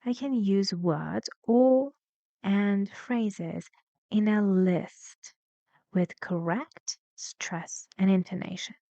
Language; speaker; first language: English; non-native, fluent; Persian